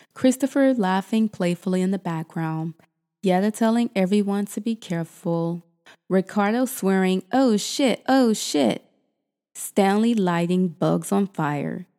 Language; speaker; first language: English; native; English